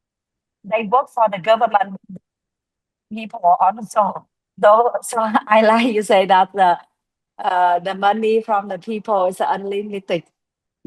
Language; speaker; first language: English; non-native, learner; Vietnamese